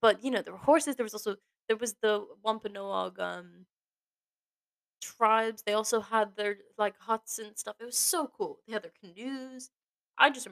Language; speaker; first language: English; native; English